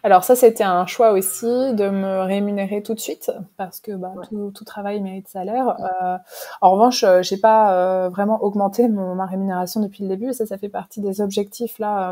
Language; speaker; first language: French; native; French